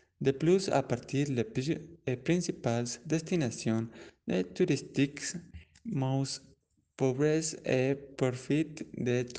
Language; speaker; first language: French; non-native, learner; Spanish